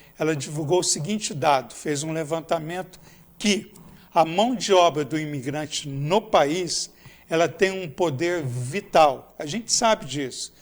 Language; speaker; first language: Portuguese; native; Portuguese